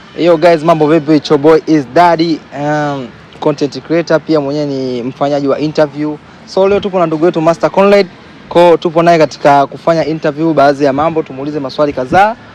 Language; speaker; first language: Swahili; native; Swahili